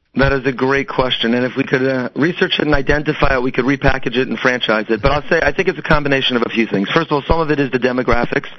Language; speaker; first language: English; native; English